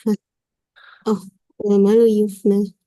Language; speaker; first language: Arabic; non-native, learner; Indonesian